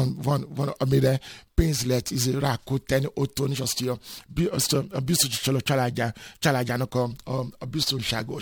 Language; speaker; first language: Hungarian; non-native, fluent; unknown